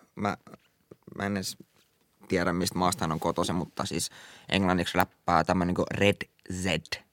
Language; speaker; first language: Finnish; native; Finnish